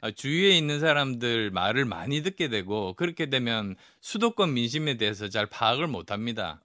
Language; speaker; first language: Korean; native; Korean